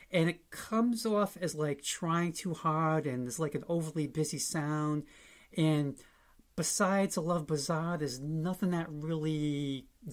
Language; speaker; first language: English; native; English